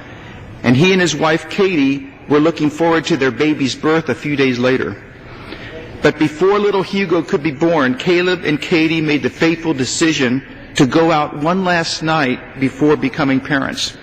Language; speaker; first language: English; native; English